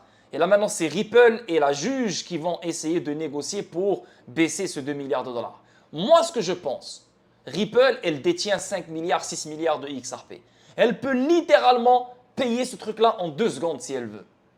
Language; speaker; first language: French; native; French